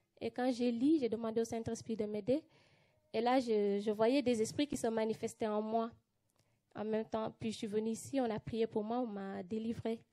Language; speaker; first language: French; non-native, local second language; Wolof